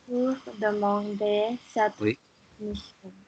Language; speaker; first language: French; non-native, learner; English